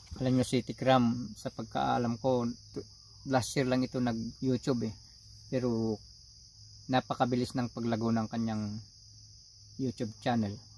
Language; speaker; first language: Filipino; non-native, local second language; Iloko